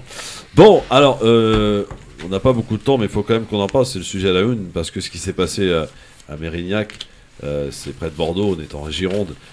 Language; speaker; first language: French; native; French